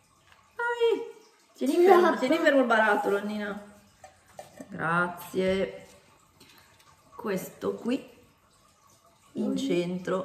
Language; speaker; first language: Italian; native; Italian